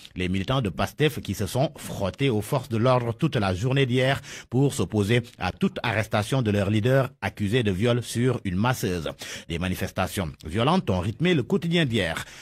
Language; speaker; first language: French; non-native, local second language; Wolof